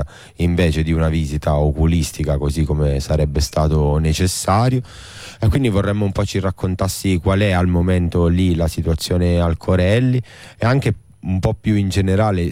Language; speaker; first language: Italian; native; Italian